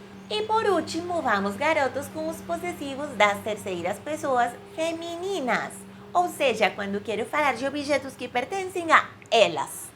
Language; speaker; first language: Portuguese; non-native, fluent; Spanish